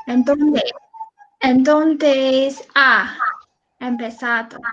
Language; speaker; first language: Spanish; non-native, learner; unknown